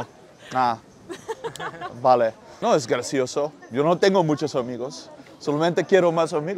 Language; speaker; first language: Spanish; non-native, learner; Dutch